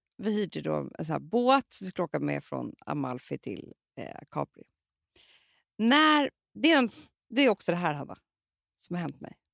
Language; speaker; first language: Swedish; native; Swedish